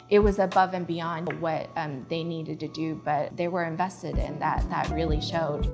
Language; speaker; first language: English; early bilingual, other home language; Chinese